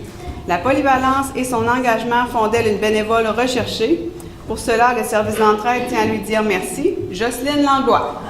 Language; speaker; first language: French; native; French